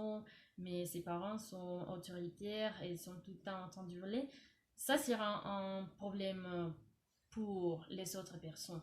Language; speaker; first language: French; non-native, learner; Spanish